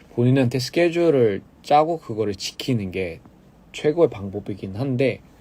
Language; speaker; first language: Korean; early bilingual, other home language; English